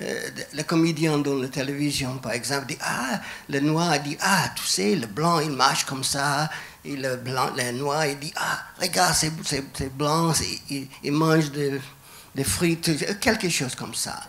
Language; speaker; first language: French; non-native, fluent; English